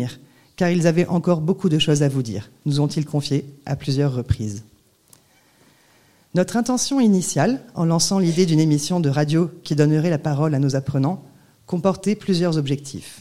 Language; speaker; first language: French; native; French